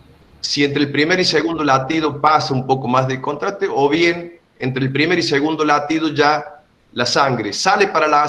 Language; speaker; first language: Spanish; native; Spanish